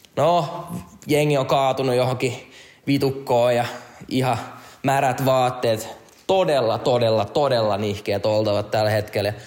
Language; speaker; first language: Finnish; non-native, local second language; Swedish